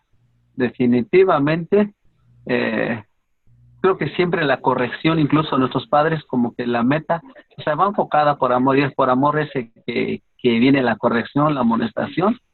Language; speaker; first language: Spanish; native; Spanish